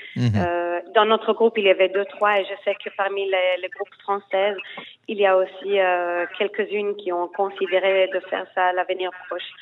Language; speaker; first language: French; non-native, fluent; Hebrew